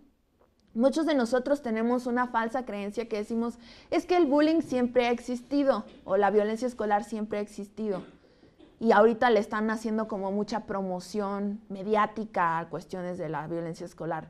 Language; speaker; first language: Spanish; native; Spanish